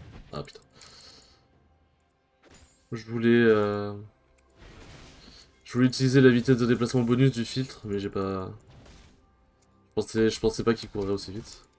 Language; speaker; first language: French; native; French